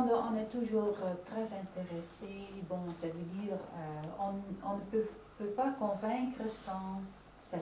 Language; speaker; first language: French; non-native, fluent; Dutch